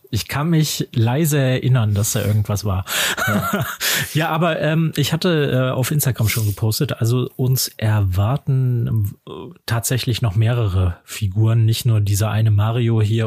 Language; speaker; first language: German; native; German